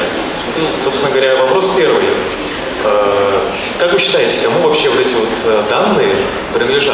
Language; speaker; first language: Russian; native; Russian